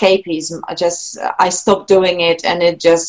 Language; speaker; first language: English; non-native, fluent; Polish